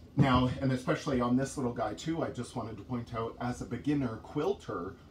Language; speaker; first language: English; native; English